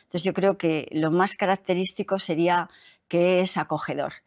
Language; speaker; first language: Spanish; native; Spanish